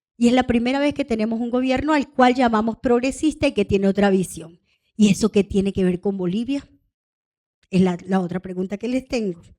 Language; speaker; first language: Spanish; non-native, local second language; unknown